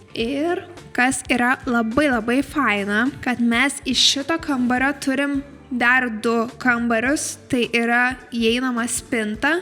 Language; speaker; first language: Lithuanian; native; Lithuanian